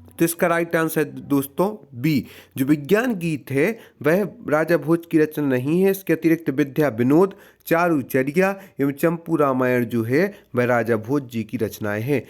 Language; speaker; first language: Hindi; native; Hindi